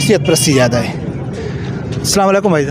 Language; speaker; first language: Urdu; native; Urdu